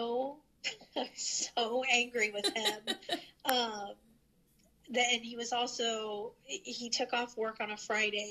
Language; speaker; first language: English; native; English